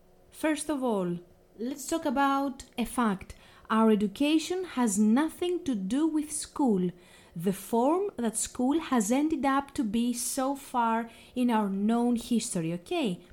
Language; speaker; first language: English; non-native, fluent; Greek